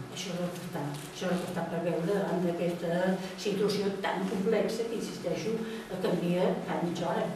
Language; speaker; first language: Catalan; native; Catalan